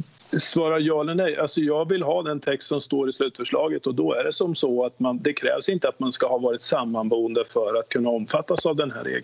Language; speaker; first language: Swedish; native; Swedish